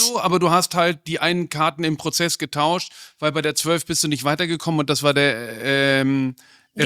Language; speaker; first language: German; native; German